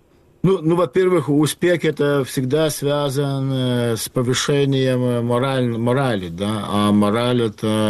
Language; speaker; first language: Russian; non-native, fluent; Lithuanian